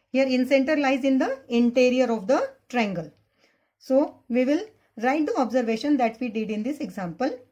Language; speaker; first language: English; non-native, local second language; Marathi